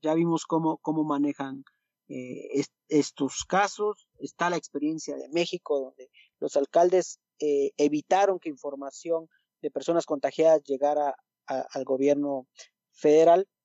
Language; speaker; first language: Spanish; native; Spanish